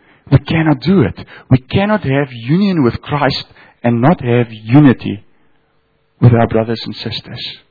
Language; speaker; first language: English; non-native, local second language; Afrikaans